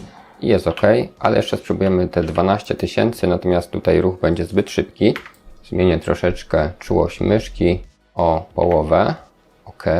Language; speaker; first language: Polish; native; Polish